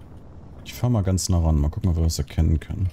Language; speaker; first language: German; native; German